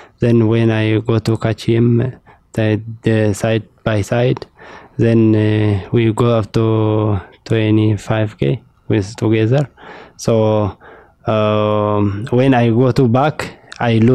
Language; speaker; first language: English; non-native, learner; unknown